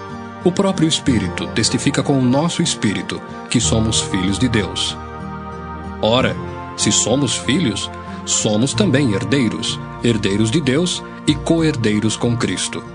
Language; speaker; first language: Portuguese; native; Portuguese